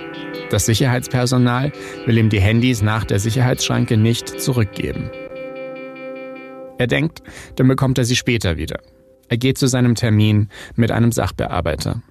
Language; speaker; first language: German; native; German